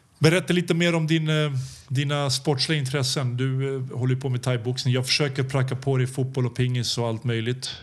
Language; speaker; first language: Swedish; early bilingual, other home language; Serbian